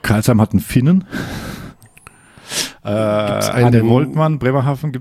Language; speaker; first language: German; native; German